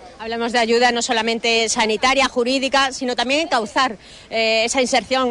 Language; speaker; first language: Spanish; native; Spanish